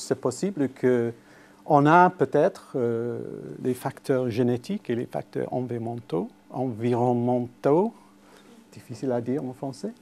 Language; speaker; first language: French; non-native, fluent; English